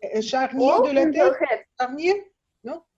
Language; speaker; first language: French; non-native, learner; Russian